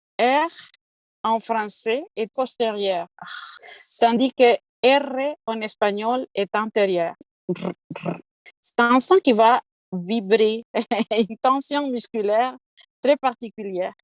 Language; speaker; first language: French; non-native, fluent; Spanish